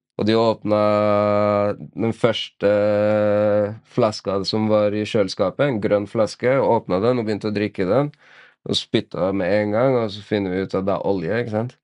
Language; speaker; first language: Norwegian; early bilingual, other home language; Arabic